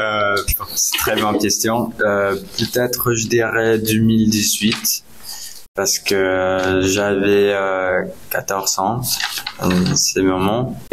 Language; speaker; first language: French; non-native, learner; Spanish